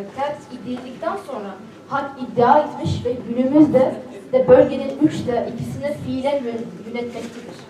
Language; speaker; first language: Turkish; non-native, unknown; Arabic